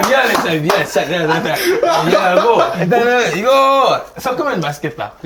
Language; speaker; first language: Korean; early bilingual, other home language; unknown